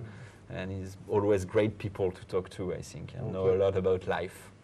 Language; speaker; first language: English; non-native, fluent; French